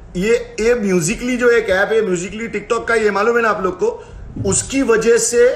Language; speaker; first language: Hindi; non-native, local second language; Urdu